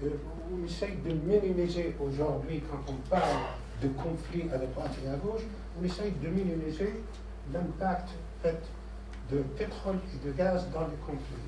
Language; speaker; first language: French; non-native, fluent; Arabic